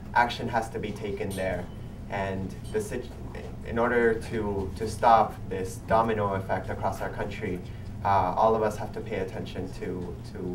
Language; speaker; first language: English; early bilingual, other home language; Spanish